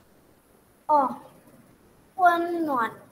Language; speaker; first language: Chinese; non-native, learner; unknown